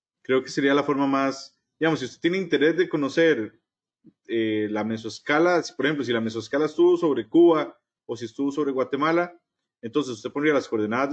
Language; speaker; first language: Spanish; native; Spanish